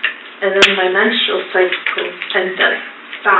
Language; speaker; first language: English; native; English